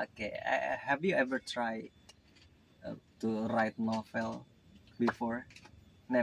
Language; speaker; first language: English; non-native, learner; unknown